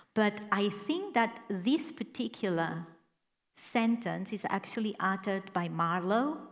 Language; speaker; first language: English; non-native, fluent; Catalan